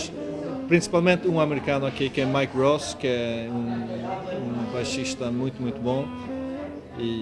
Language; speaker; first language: Portuguese; non-native, fluent; Swedish